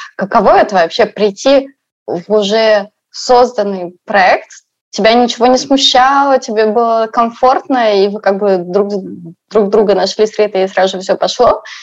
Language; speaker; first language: Russian; native; Russian